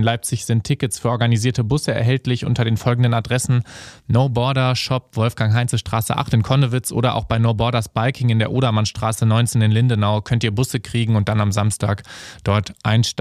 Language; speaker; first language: German; native; German